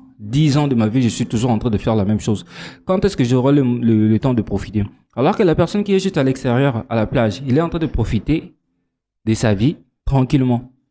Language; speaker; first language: French; non-native, local second language; Lingala